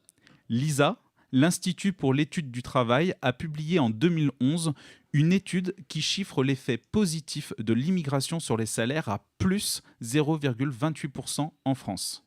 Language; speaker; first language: French; native; French